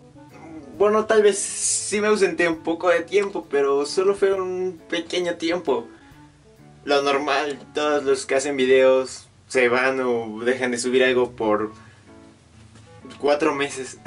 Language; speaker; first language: Spanish; native; Spanish